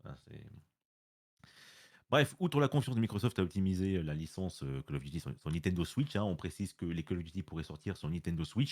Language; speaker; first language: French; native; French